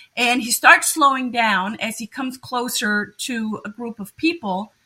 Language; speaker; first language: English; non-native, fluent; German